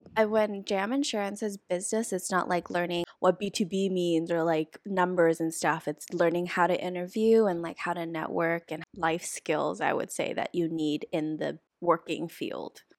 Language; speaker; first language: English; early bilingual, other home language; Vietnamese